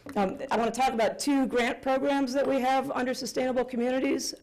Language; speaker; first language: English; native; English